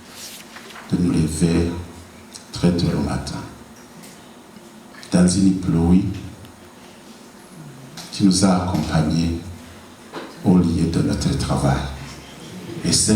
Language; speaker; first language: French; non-native, local second language; Rundi